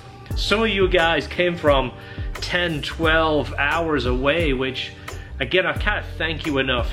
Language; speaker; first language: English; native; English